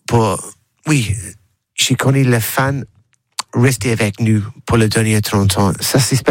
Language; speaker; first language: French; non-native, learner; English